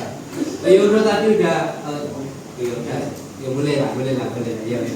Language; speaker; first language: Indonesian; native; Indonesian